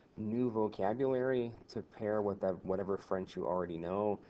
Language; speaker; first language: English; native; English